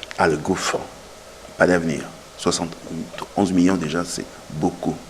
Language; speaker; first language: French; non-native, local second language; Lingala